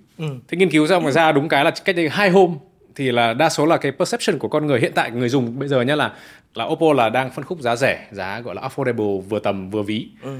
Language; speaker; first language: Vietnamese; native; Vietnamese